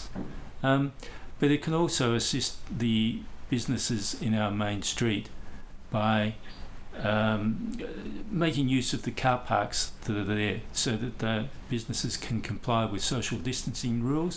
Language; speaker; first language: English; native; English